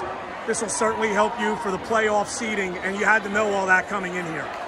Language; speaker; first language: English; native; English